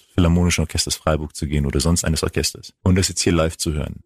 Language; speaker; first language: German; non-native, fluent; Greek